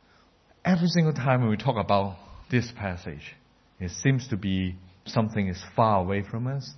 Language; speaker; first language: English; non-native, fluent; Cantonese